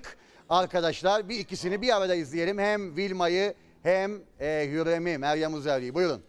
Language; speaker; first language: Turkish; native; Turkish